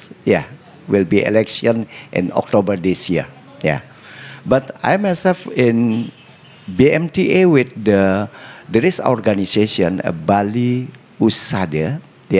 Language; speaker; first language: English; non-native, learner; Indonesian